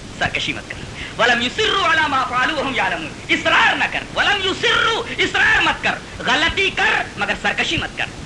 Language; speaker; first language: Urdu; native; Urdu